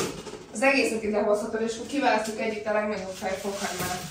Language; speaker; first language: Hungarian; native; Hungarian